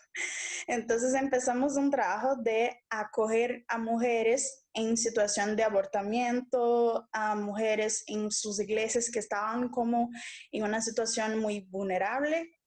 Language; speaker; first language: Spanish; non-native, local second language; Portuguese